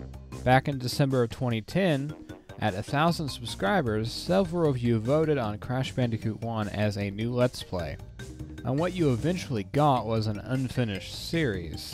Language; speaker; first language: English; native; English